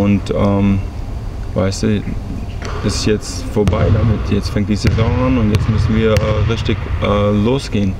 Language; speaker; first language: German; early bilingual, heritage; English